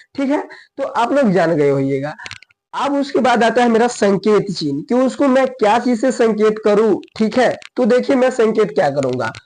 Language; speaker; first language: Hindi; native; Hindi